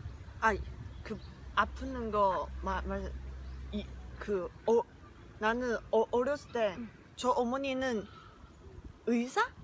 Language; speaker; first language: Korean; non-native, learner; Chinese